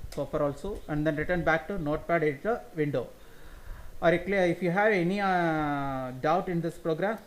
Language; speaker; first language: English; non-native, local second language; Tamil